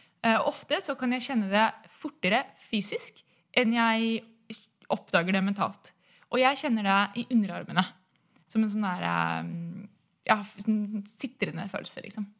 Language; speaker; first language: Norwegian; native; Norwegian